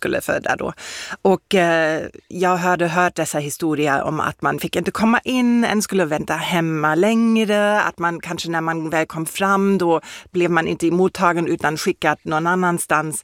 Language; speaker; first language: Swedish; non-native, fluent; German